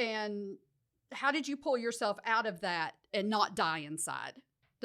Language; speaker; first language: English; native; English